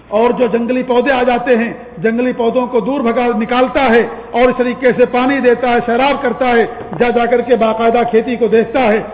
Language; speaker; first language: Urdu; native; Urdu